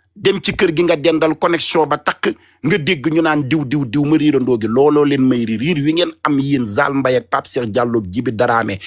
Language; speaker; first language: Wolof; native; Wolof